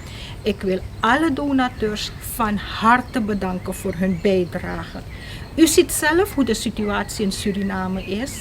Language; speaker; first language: Dutch; non-native, local second language; Caribbean Hindustani